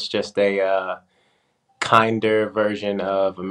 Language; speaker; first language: English; native; English